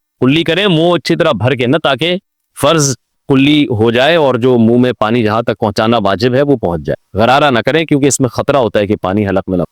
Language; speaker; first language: Urdu; native; Urdu